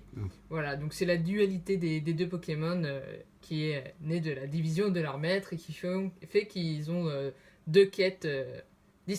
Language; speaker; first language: French; native; French